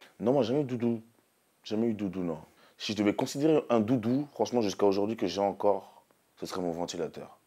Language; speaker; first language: French; early bilingual, other home language; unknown